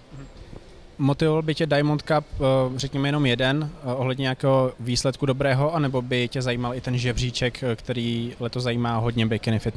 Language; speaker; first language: Czech; native; Czech